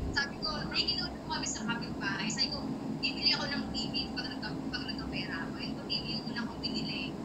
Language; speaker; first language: Filipino; non-native, local second language; Iloko